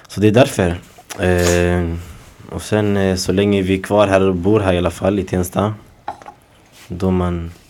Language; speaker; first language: Swedish; early bilingual, other home language; Somali